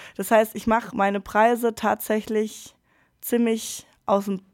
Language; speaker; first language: German; native; German